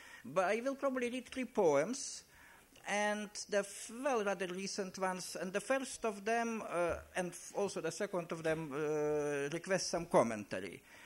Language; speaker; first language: English; non-native, fluent; Lithuanian